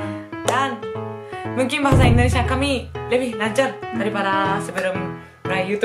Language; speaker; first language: Indonesian; non-native, learner; Japanese